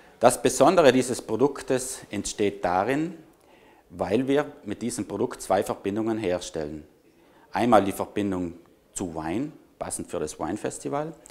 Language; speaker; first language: German; native; German